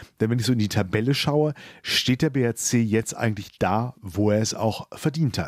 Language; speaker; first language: German; native; German